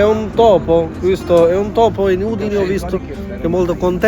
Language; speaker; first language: Italian; non-native, learner; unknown